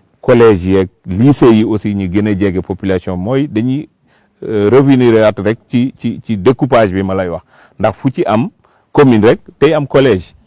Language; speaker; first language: Wolof; non-native, local second language; Fula